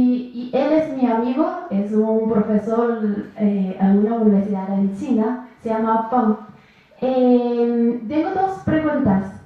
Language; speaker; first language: Spanish; non-native, learner; Chinese